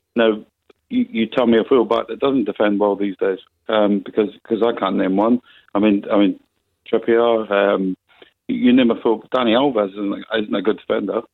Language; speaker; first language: English; native; English